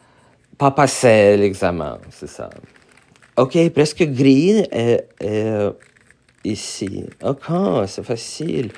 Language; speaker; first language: French; non-native, learner; Russian